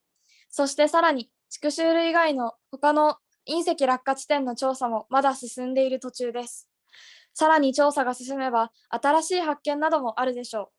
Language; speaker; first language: Japanese; native; Japanese